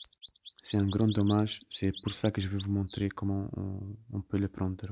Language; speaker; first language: French; non-native, fluent; Italian